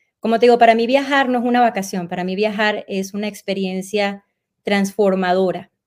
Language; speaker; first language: Spanish; native; Spanish